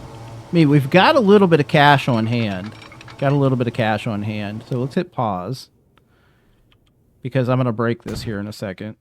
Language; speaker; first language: English; native; English